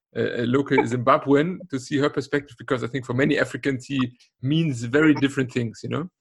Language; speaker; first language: English; non-native, fluent; German